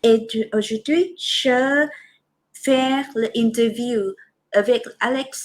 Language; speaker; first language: French; non-native, learner; Thai